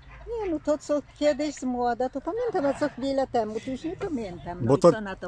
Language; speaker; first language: Polish; early bilingual, heritage; Polish